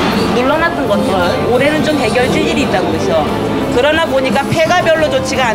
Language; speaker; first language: Korean; native; Korean